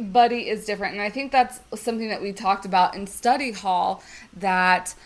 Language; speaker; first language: English; native; English